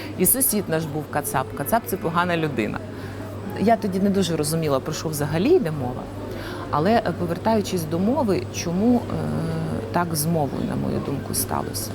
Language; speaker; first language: Ukrainian; non-native, local second language; Russian